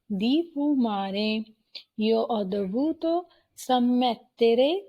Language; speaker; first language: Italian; non-native, fluent; Punjabi